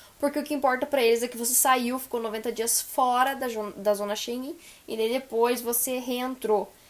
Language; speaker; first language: Portuguese; native; Portuguese